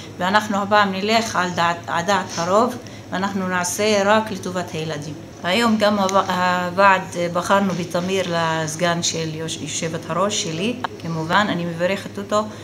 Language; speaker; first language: Hebrew; non-native, local second language; Arabic